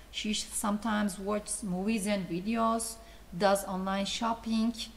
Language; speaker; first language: English; non-native, fluent; Turkish